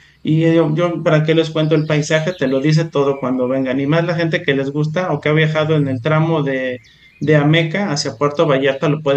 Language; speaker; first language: Spanish; native; Spanish